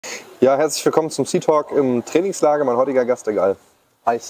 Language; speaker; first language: German; native; German